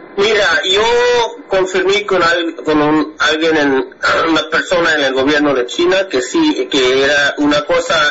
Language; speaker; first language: Spanish; non-native, fluent; English